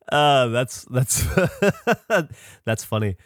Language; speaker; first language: English; native; English